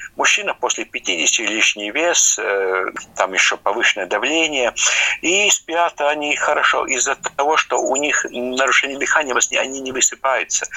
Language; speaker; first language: Russian; non-native, local second language; Latvian